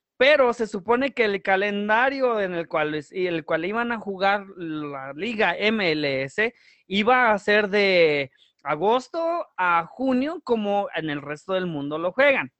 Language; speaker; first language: Spanish; early bilingual, heritage; Spanish